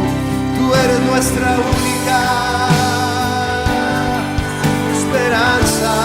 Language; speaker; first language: Spanish; native; Spanish